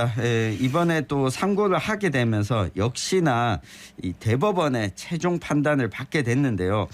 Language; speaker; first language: Korean; native; Korean